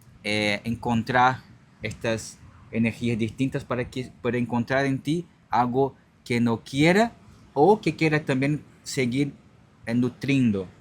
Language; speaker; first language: Spanish; non-native, learner; Portuguese